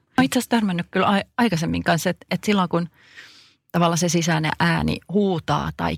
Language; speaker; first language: Finnish; native; Finnish